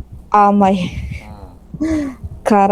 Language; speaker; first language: Japanese; non-native, learner; Filipino